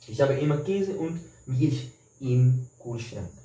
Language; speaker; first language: German; non-native, fluent; Portuguese